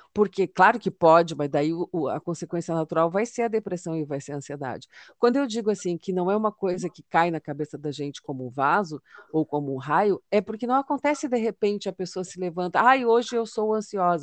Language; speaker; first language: Portuguese; native; Portuguese